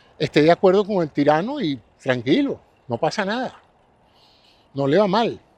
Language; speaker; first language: Spanish; native; Spanish